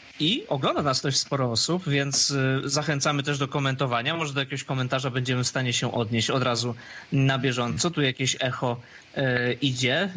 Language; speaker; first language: Polish; native; Polish